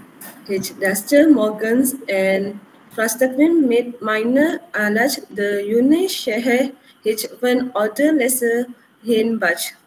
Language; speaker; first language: German; non-native, learner; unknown